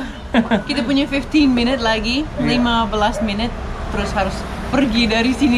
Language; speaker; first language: Indonesian; non-native, learner; English